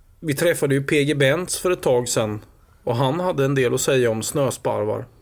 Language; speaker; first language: Swedish; native; Swedish